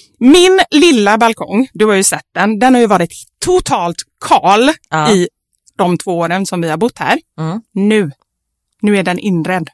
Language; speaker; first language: Swedish; native; Swedish